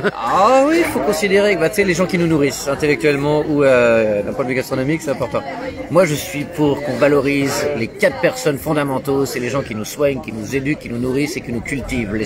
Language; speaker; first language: French; native; French